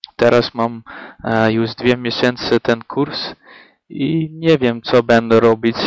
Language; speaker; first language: Polish; non-native, learner; Dutch